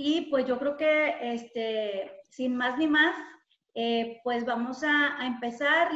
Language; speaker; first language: Spanish; native; Spanish